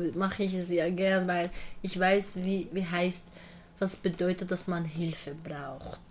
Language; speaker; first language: German; non-native, fluent; Arabic